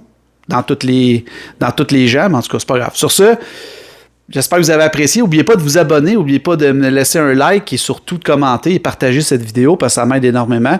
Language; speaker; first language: French; native; French